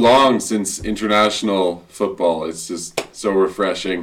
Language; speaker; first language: English; native; English